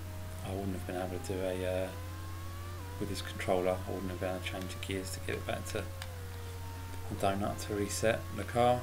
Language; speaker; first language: English; native; English